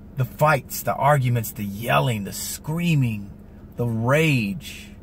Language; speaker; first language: English; native; English